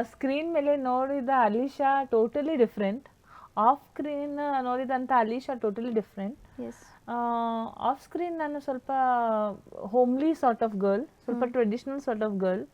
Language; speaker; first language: Kannada; non-native, learner; Hindi